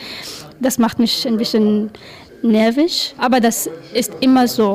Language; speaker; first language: German; non-native, learner; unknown